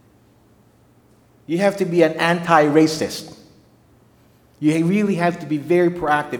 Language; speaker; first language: English; non-native, local second language; Filipino